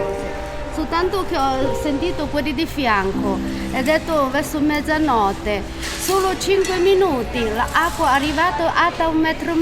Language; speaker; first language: Italian; non-native, learner; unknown